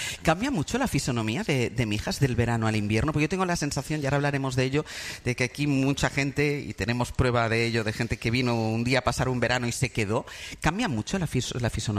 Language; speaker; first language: Spanish; native; Spanish